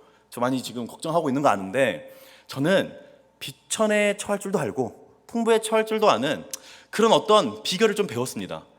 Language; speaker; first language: Korean; native; Korean